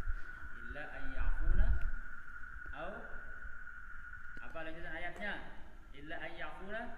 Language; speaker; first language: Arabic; non-native, fluent; Indonesian